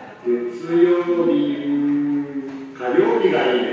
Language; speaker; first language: Japanese; non-native, learner; Indonesian